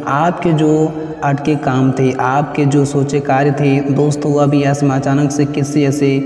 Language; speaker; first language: Hindi; native; Hindi